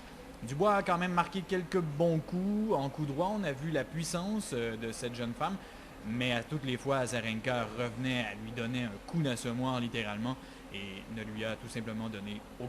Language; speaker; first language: French; native; French